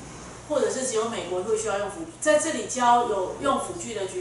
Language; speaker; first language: Chinese; native; Chinese